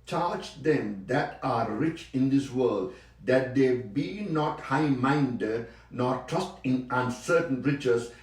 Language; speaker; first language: English; non-native, local second language; Sinhala